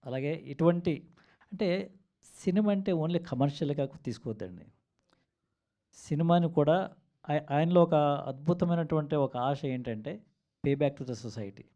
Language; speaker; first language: Telugu; native; Telugu